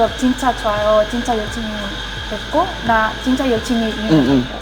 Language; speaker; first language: Korean; non-native, learner; Spanish